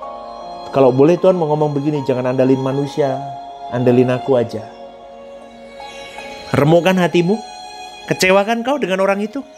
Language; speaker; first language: Indonesian; native; Indonesian